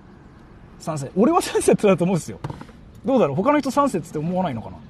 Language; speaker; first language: Japanese; native; Japanese